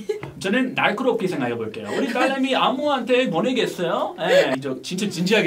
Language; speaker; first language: Korean; non-native, fluent; English